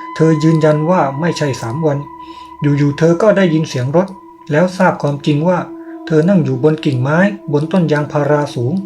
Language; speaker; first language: Thai; native; Thai